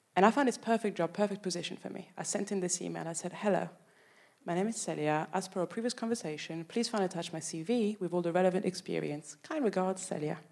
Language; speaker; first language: English; non-native, fluent; French